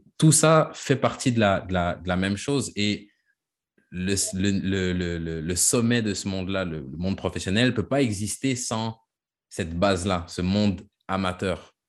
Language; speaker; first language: French; native; French